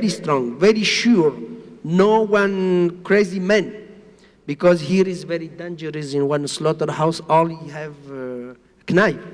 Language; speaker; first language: English; non-native, learner; Spanish